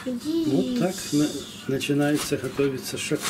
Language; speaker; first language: Russian; native; Russian